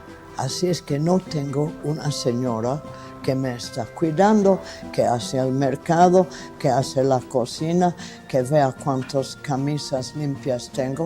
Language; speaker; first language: Spanish; non-native, fluent; English